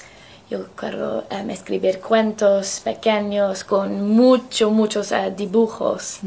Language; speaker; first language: Spanish; non-native, learner; English